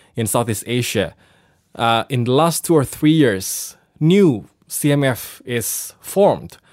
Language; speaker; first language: English; non-native, fluent; Indonesian